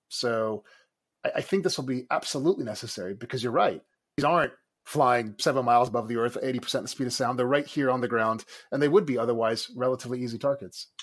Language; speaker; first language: English; native; English